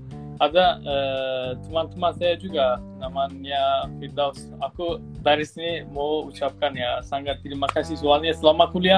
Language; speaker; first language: Indonesian; non-native, fluent; Turkish